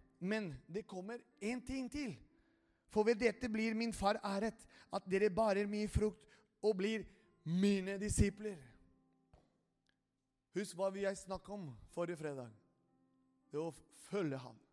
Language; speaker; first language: Norwegian; non-native, fluent; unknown